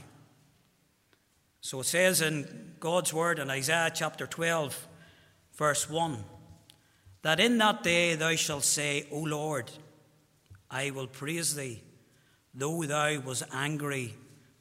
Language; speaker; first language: English; native; English